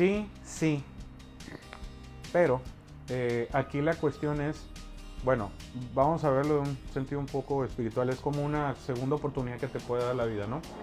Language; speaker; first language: Spanish; native; Spanish